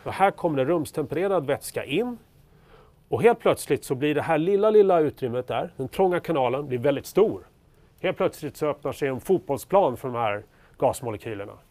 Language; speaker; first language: Swedish; native; Swedish